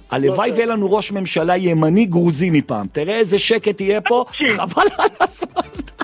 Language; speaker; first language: Hebrew; native; Hebrew